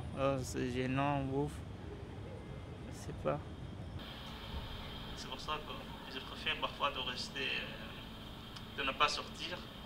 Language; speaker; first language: French; non-native, learner; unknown